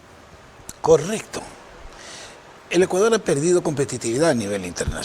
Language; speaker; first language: Spanish; native; Spanish